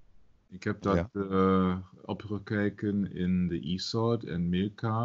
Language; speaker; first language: Dutch; non-native, learner; German